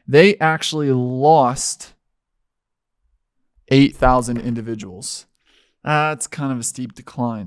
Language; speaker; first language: English; native; English